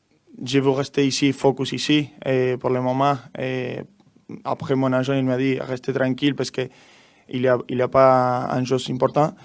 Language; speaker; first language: French; non-native, learner; Spanish